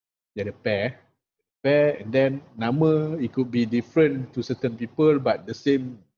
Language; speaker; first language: English; non-native, local second language; Malay